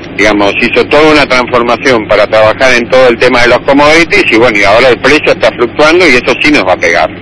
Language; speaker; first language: Spanish; non-native, fluent; English